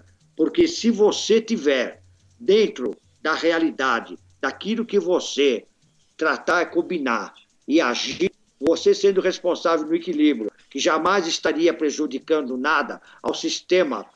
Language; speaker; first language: Portuguese; native; Portuguese